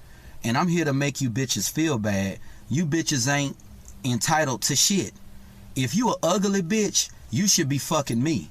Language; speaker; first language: English; native; English